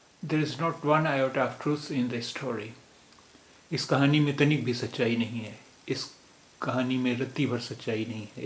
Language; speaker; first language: Hindi; native; Hindi